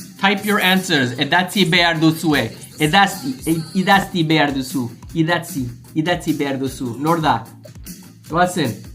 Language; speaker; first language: Basque; non-native, learner; English